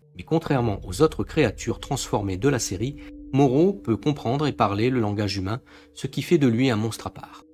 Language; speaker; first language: French; native; French